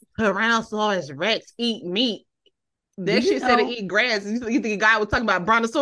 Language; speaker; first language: English; native; English